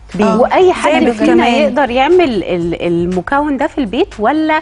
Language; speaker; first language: Arabic; native; Arabic